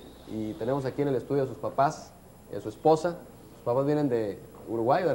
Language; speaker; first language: Spanish; native; Spanish